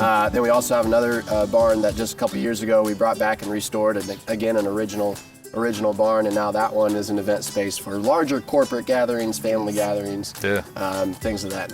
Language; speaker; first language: English; native; English